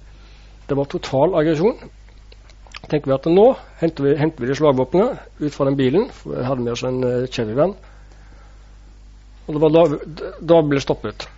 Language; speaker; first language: Norwegian; native; Norwegian